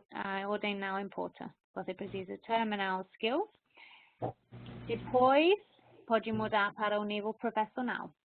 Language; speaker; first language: Portuguese; non-native, fluent; English